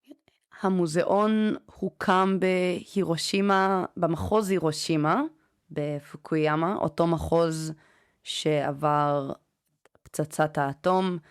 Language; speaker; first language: Hebrew; native; Hebrew